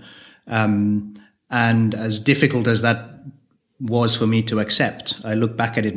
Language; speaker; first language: English; native; English